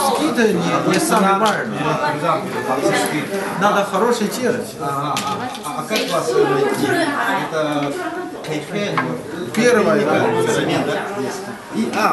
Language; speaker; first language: Russian; non-native, local second language; Yakut